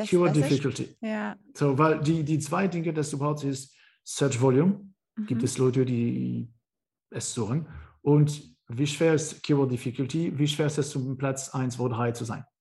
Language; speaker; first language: German; non-native, learner; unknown